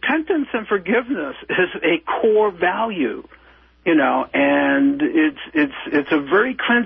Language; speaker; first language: English; native; English